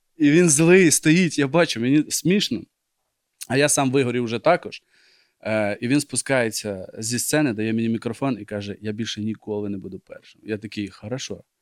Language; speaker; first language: Ukrainian; native; Ukrainian